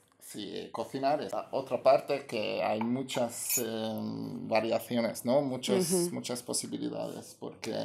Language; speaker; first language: Spanish; non-native, fluent; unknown